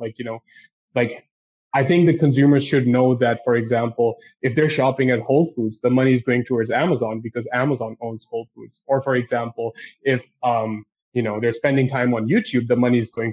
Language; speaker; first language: English; non-native, local second language; Urdu